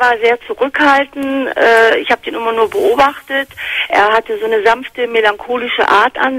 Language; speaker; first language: German; native; German